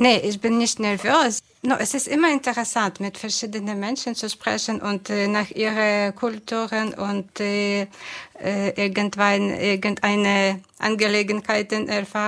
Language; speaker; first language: German; non-native, fluent; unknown